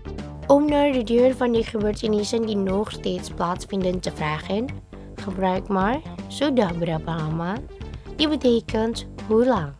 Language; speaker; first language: Dutch; non-native, learner; Indonesian